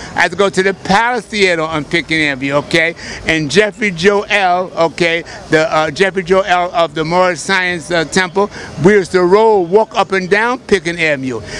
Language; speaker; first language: English; native; English